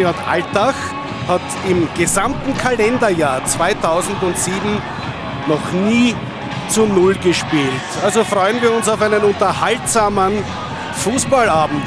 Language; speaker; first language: German; native; German